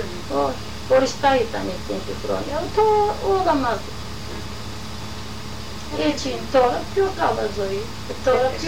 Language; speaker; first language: Greek; non-native, local second language; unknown